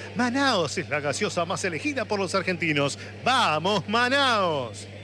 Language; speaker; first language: Spanish; native; Spanish